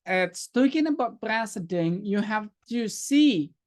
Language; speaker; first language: English; non-native, fluent; Indonesian